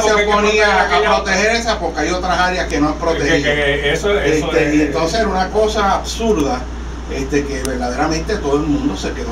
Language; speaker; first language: Spanish; native; Spanish